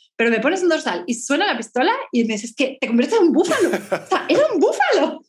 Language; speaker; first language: Spanish; native; Spanish